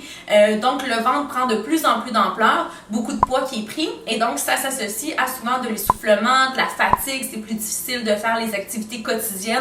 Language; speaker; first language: French; native; French